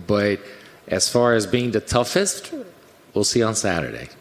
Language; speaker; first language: English; non-native, fluent; Portuguese